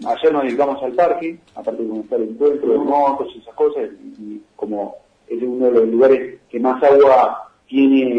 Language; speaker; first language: Spanish; native; Spanish